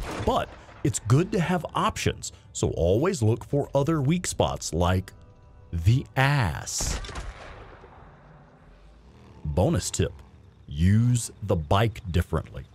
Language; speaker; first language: English; native; English